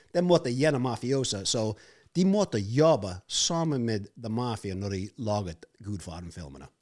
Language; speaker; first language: Norwegian; non-native, fluent; English